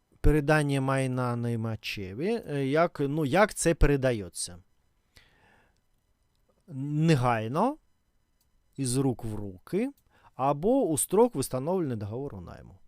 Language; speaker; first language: Ukrainian; non-native, learner; Russian